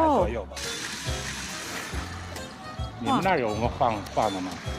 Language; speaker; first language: Chinese; native; Chinese